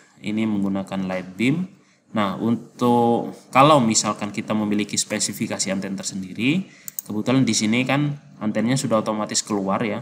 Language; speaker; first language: Indonesian; native; Indonesian